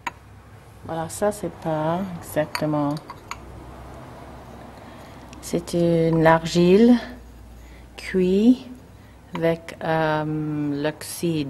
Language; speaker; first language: French; non-native, learner; English